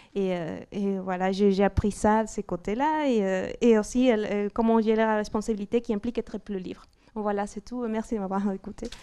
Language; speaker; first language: French; non-native, fluent; Spanish